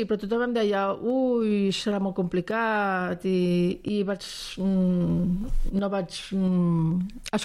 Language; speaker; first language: Catalan; non-native, local second language; French